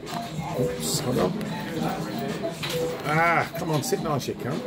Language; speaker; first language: English; native; English